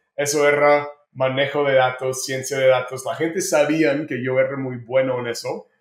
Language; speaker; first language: Spanish; non-native, fluent; English